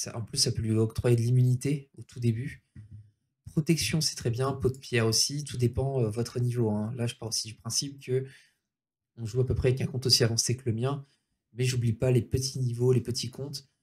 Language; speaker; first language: French; native; French